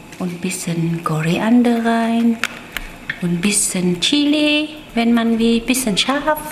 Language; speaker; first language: German; non-native, learner; Vietnamese